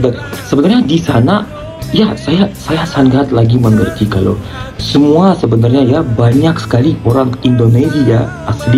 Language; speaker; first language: Indonesian; non-native, learner; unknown